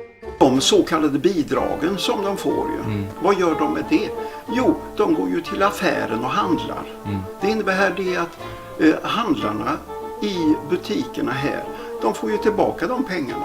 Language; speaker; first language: Swedish; native; Swedish